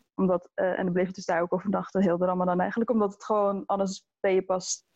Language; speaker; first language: Dutch; native; Dutch